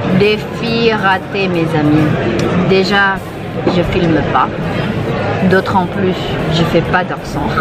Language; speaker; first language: French; non-native, fluent; Sundanese